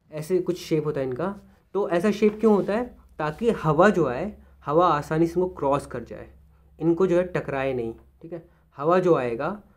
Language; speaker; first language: Hindi; native; Hindi